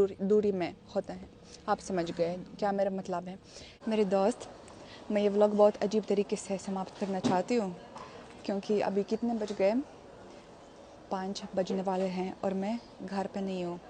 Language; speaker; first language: Hindi; non-native, fluent; Russian